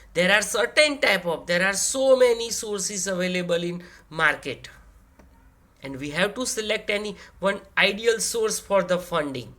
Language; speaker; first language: English; non-native, local second language; Gujarati